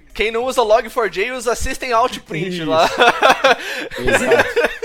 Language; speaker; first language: Portuguese; native; Portuguese